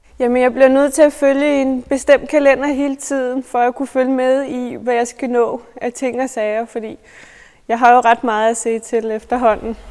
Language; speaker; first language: Danish; native; Danish